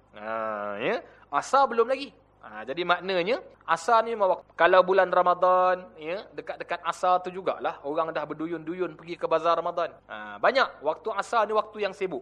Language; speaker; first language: Malay; native; Malay